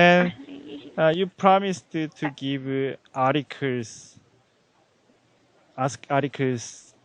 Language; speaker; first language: English; non-native, learner; Korean